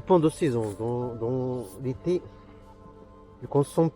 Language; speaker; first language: French; non-native, learner; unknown